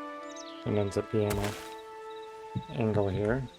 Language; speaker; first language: English; native; English